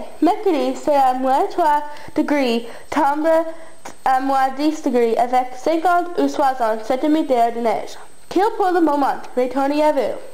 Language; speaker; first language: French; non-native, learner; English